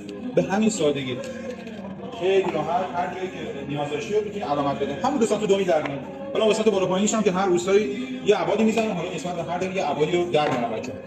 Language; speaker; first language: Persian; native; Persian